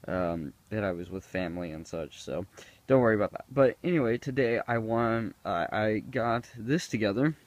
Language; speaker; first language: English; native; English